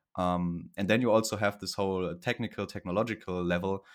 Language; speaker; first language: English; non-native, fluent; German